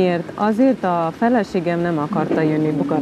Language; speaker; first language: Hungarian; non-native, local second language; Romanian